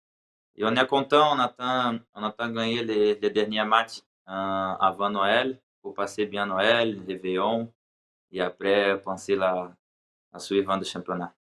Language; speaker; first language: French; non-native, learner; Portuguese